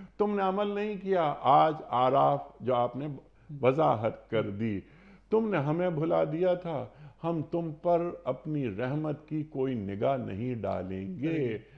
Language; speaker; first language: Urdu; native; Urdu